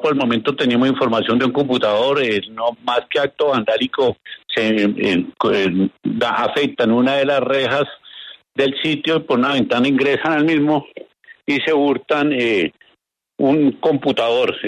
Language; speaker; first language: Spanish; native; Spanish